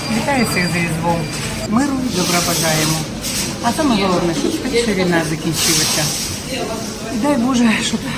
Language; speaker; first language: Ukrainian; non-native, local second language; Russian